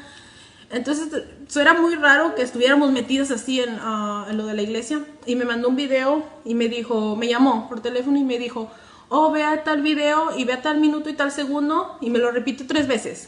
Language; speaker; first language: Spanish; native; Spanish